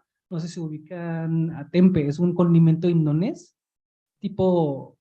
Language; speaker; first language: Spanish; early bilingual, heritage; Spanish